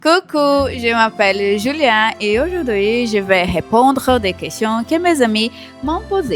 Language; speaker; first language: French; non-native, learner; Portuguese